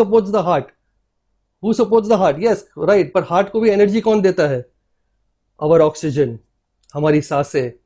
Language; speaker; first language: Hindi; native; Hindi